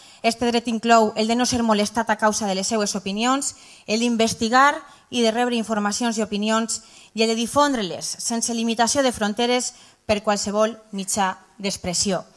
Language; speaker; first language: Catalan; native; Catalan